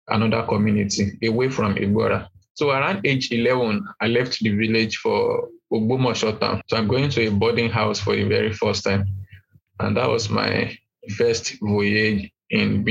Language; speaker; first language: English; non-native, local second language; Yoruba